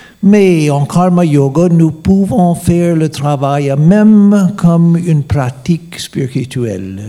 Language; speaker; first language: French; non-native, fluent; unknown